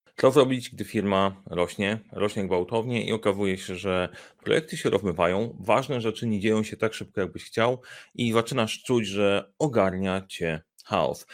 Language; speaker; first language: Polish; native; Polish